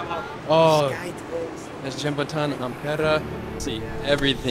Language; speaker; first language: English; native; English